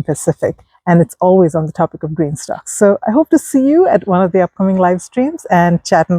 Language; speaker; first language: English; native; English